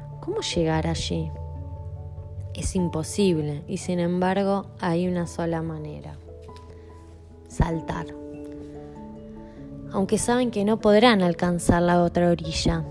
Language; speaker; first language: Spanish; native; Spanish